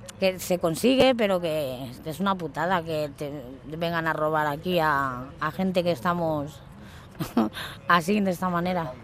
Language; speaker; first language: Spanish; native; Spanish